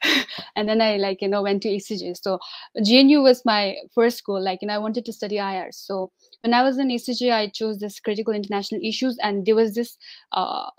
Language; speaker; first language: English; non-native, local second language; Tibetan